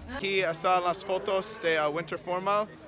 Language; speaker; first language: Spanish; non-native, learner; English